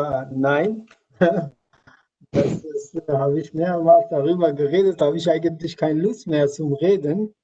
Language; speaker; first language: German; non-native, learner; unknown